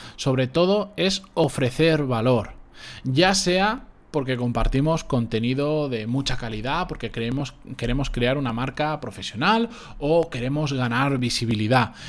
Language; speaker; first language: Spanish; native; Spanish